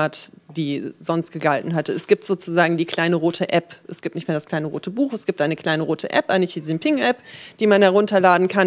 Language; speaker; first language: German; native; German